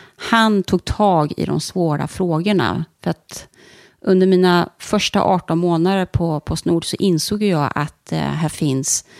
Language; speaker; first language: Swedish; native; Swedish